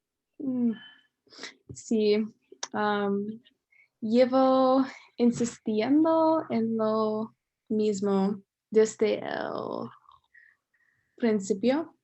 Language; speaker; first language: Spanish; non-native, learner; English